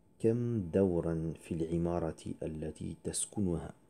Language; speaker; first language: Arabic; non-native, fluent; French